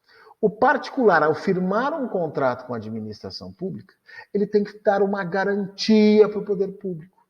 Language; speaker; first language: Portuguese; native; Portuguese